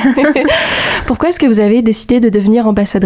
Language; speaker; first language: French; native; French